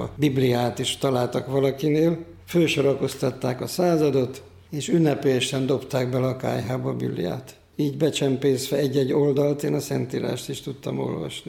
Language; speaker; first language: Hungarian; native; Hungarian